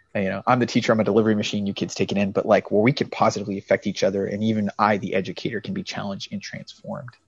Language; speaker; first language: English; native; English